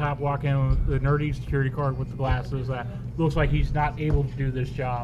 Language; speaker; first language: English; native; English